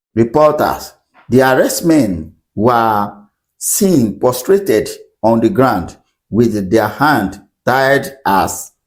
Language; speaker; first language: English; non-native, local second language; Yoruba